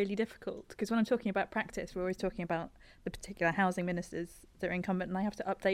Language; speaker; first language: English; native; English